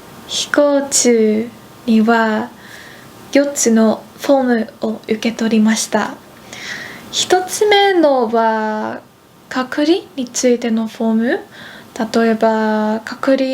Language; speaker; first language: Japanese; non-native, fluent; Dutch